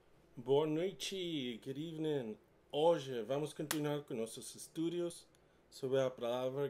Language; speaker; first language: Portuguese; non-native, learner; English